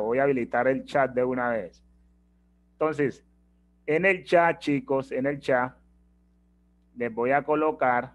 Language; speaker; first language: Spanish; native; Spanish